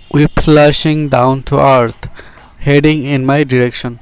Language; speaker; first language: English; non-native, local second language; Bangla